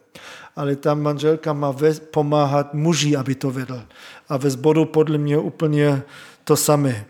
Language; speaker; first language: Czech; non-native, fluent; German